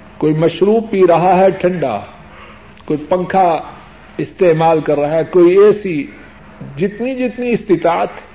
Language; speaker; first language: Urdu; non-native, local second language; Punjabi